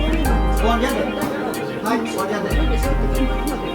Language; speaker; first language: Japanese; native; Japanese